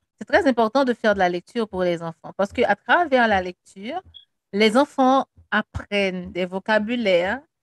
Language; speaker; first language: French; non-native, local second language; Haitian Creole